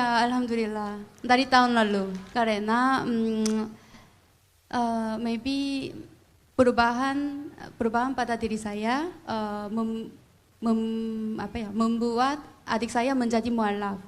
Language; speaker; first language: Indonesian; non-native, fluent; Korean